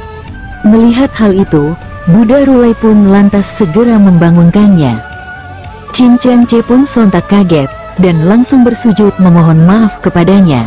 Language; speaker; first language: Indonesian; native; Indonesian